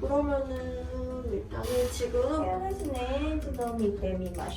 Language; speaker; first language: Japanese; non-native, fluent; Korean